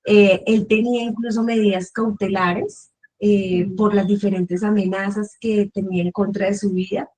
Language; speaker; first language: Spanish; native; Spanish